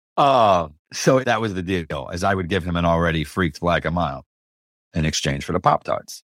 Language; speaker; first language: English; early bilingual, other home language; Spanish